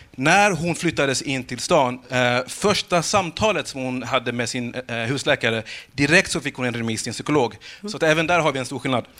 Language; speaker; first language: Swedish; early bilingual, other home language; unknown